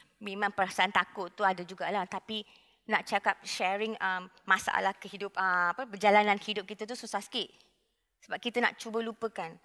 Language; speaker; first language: Malay; non-native, local second language; Tamil